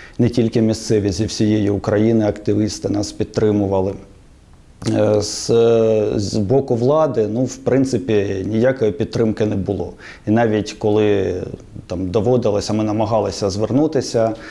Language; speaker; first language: Ukrainian; non-native, local second language; Russian